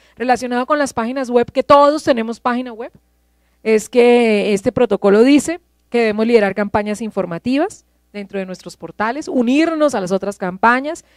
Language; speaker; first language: Spanish; native; Spanish